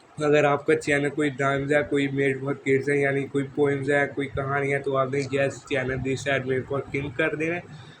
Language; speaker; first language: Urdu; non-native, local second language; Punjabi